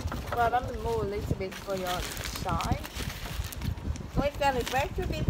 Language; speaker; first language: English; non-native, learner; Vietnamese